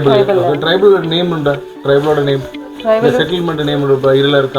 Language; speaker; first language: Tamil; native; Tamil